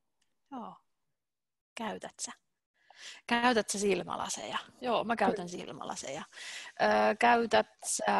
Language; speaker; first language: Finnish; native; Finnish